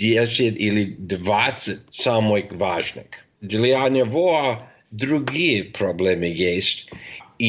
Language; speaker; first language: Russian; non-native, fluent; English